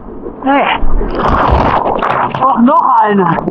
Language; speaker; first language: German; native; German